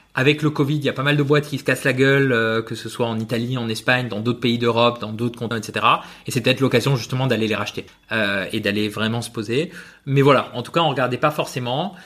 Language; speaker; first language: French; non-native, fluent; Spanish